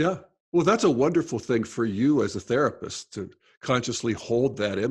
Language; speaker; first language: English; native; English